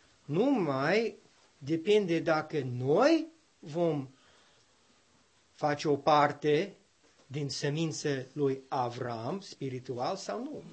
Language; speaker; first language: Romanian; non-native, learner; English